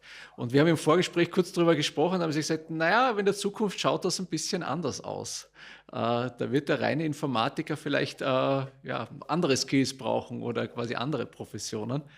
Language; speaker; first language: German; native; German